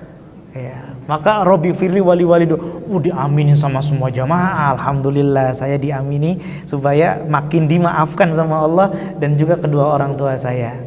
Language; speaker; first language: Indonesian; native; Indonesian